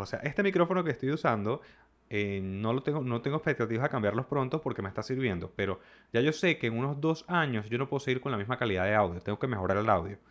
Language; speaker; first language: Spanish; native; Spanish